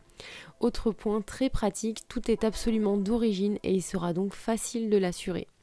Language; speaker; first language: French; native; French